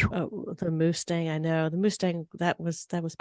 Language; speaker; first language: English; native; English